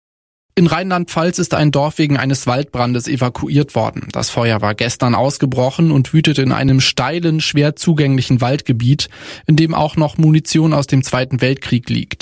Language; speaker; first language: German; native; German